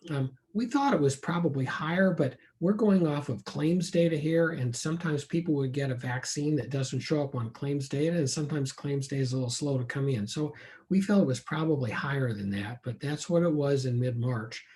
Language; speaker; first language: English; native; English